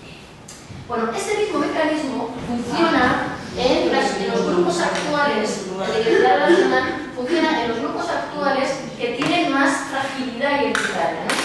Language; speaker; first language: Spanish; native; Spanish